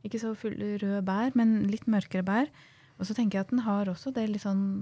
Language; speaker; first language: Norwegian; native; Norwegian